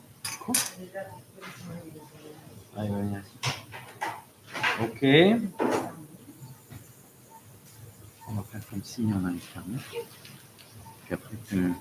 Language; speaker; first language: French; native; French